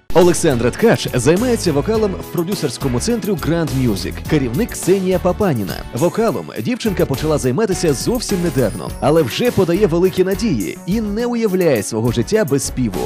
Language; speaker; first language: Ukrainian; native; Ukrainian